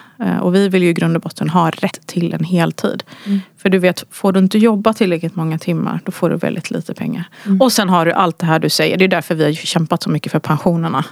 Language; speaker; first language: Swedish; early bilingual, other home language; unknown